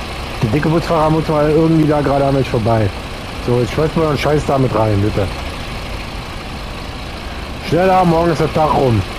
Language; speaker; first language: German; native; German